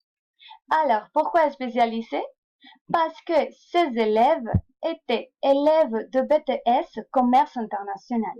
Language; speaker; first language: French; non-native, fluent; Spanish